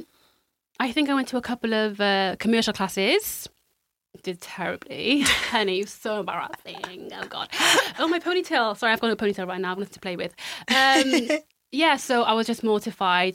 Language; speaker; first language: English; native; English